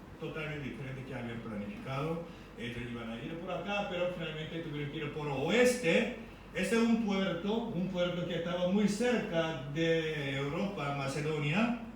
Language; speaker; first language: Spanish; non-native, fluent; Korean